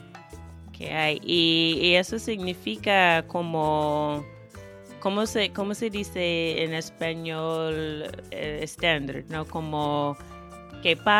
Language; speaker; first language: Spanish; non-native, fluent; English